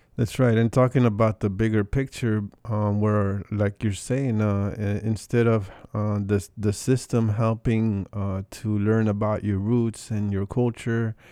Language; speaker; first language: English; early bilingual, other home language; Spanish